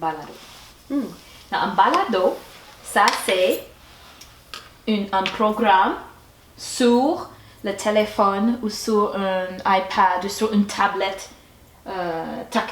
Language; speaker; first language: French; non-native, fluent; English